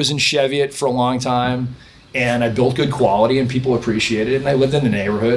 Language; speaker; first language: English; native; English